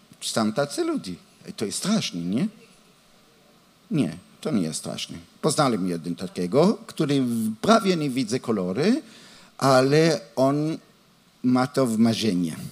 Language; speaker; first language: Polish; non-native, learner; Hebrew